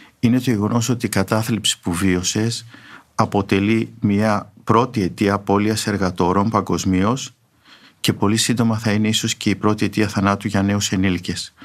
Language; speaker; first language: Greek; native; Greek